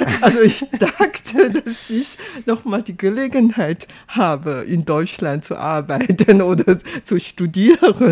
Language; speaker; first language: German; non-native, fluent; Chinese